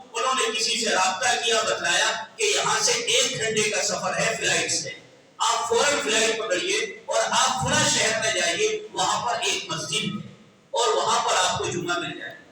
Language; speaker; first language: Urdu; native; Urdu